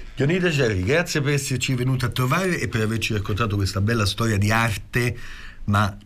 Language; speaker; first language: Italian; native; Italian